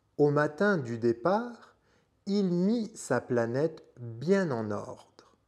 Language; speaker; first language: French; native; French